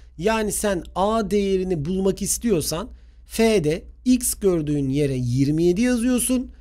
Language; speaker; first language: Turkish; native; Turkish